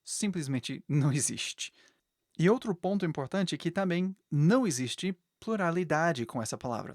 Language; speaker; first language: Portuguese; non-native, fluent; English